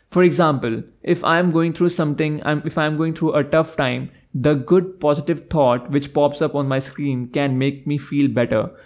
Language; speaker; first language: English; non-native, local second language; Hindi